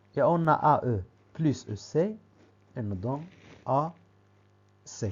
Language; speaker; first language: French; non-native, local second language; Arabic